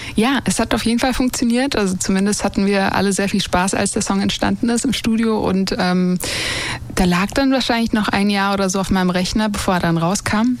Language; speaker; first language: German; early bilingual, other home language; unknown